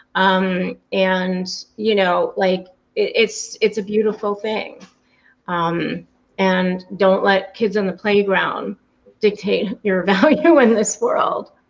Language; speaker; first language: English; native; English